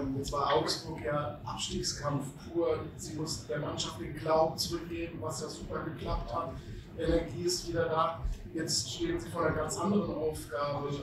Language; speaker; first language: German; native; German